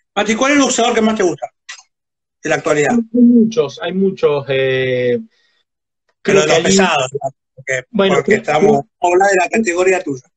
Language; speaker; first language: Spanish; native; Spanish